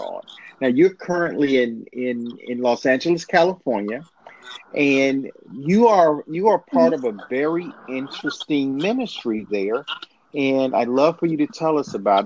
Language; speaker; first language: English; native; English